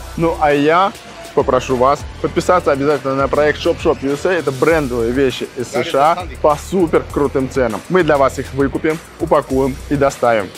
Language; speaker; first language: Russian; native; Russian